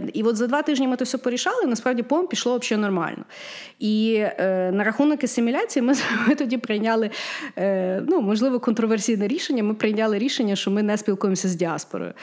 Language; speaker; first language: Ukrainian; native; Ukrainian